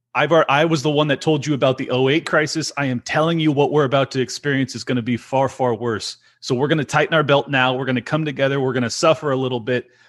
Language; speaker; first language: English; native; English